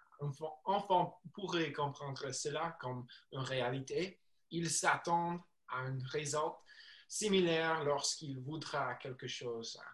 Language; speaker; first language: French; non-native, learner; English